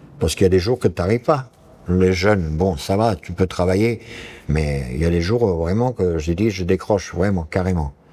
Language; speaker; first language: French; early bilingual, other home language; Serbian